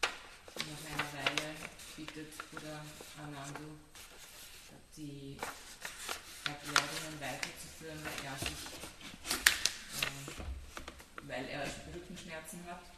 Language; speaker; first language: German; native; German